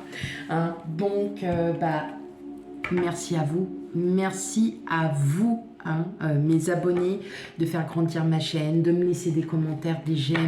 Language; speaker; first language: French; native; French